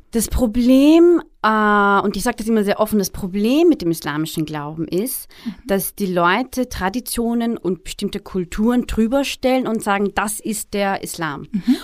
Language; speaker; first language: German; early bilingual, other home language; Arabic